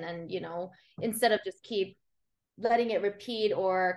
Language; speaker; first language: English; early bilingual, other home language; Korean